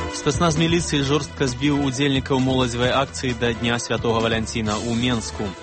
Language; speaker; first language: Belarusian; native; Belarusian